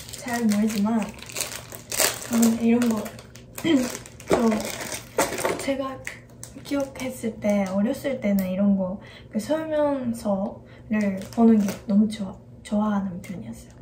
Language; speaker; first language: Korean; non-native, fluent; Japanese